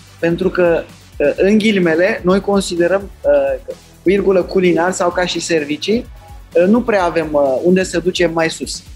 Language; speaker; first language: Romanian; non-native, fluent; Turkish